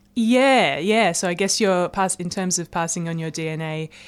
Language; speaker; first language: English; native; English